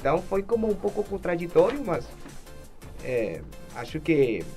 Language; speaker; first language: Portuguese; non-native, fluent; Spanish